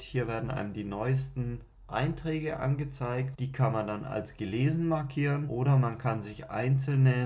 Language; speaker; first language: German; native; German